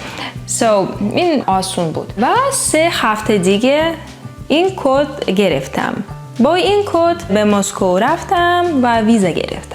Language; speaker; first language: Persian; non-native, learner; Russian